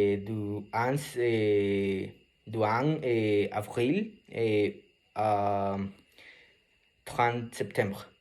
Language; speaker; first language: French; non-native, learner; Spanish